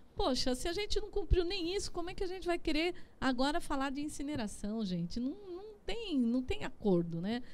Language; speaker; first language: Portuguese; native; Portuguese